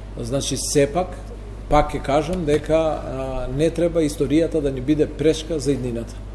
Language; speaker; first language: Macedonian; non-native, local second language; Albanian